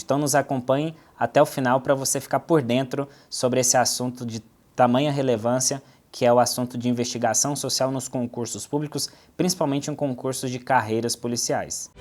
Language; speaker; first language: Portuguese; native; Portuguese